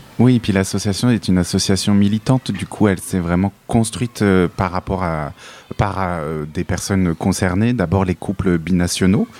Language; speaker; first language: French; native; French